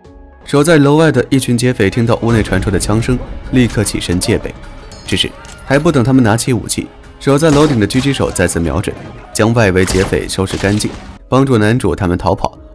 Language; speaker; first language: Chinese; native; Chinese